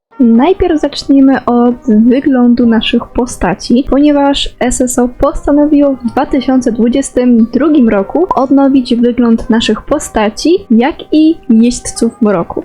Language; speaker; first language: Polish; native; Polish